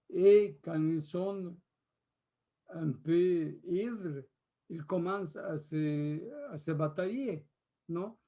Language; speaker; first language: French; non-native, fluent; Spanish